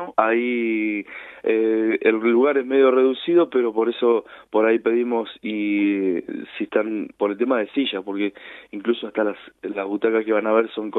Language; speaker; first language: Spanish; native; Spanish